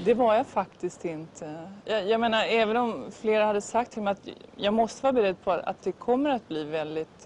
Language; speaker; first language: Swedish; native; Swedish